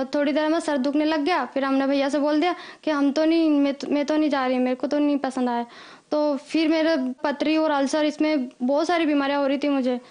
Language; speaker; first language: Hindi; native; Hindi